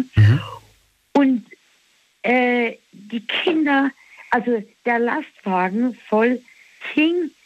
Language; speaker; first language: German; native; German